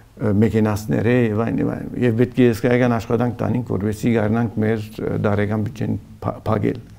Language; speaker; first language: Armenian; early bilingual, heritage; Armenian